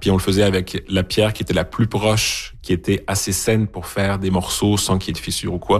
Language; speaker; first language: French; native; French